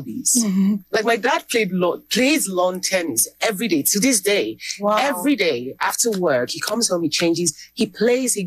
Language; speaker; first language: English; non-native, local second language; Igbo